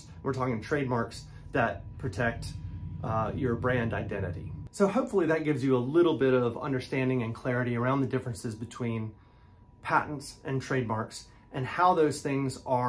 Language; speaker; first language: English; native; English